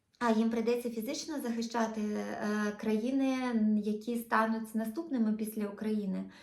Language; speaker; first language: Ukrainian; native; Ukrainian